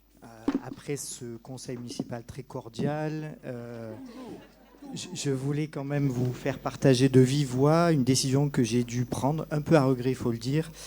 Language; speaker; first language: French; native; French